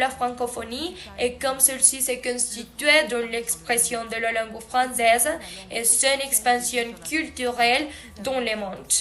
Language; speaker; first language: French; non-native, learner; Spanish